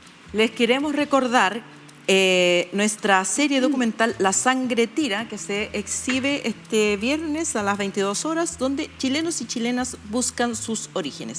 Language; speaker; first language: Spanish; native; Spanish